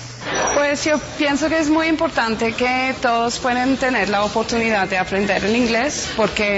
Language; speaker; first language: Spanish; non-native, fluent; English